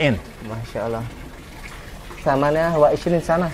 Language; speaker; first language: Arabic; non-native, learner; Indonesian